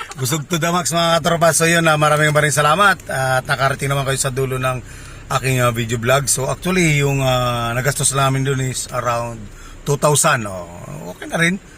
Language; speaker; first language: Filipino; non-native, local second language; Bikol